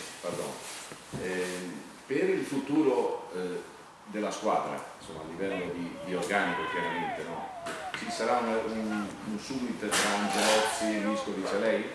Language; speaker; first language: Italian; native; Italian